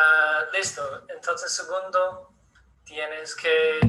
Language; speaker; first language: Spanish; non-native, learner; English